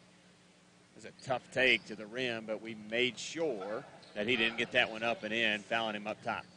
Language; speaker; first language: English; native; English